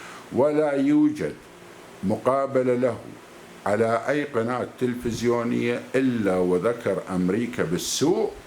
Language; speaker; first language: Arabic; native; Arabic